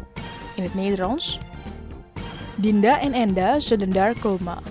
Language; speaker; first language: Dutch; non-native, learner; Indonesian